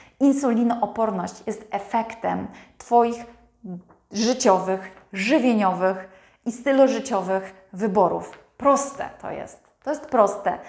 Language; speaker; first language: Polish; native; Polish